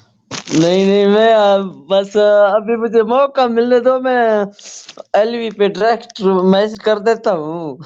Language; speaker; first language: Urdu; non-native, local second language; Saraiki